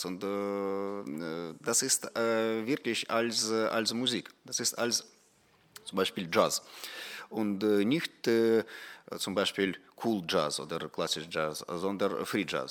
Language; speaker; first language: German; non-native, fluent; Ukrainian